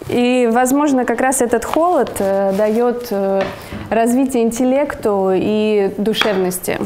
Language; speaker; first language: Russian; native; Russian